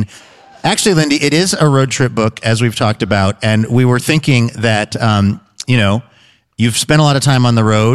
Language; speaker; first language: English; native; English